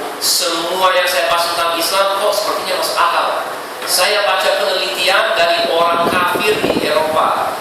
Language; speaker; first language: Indonesian; non-native, fluent; English